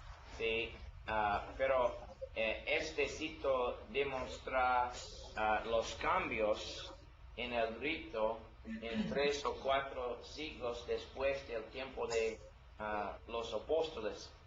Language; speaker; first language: Spanish; non-native, learner; English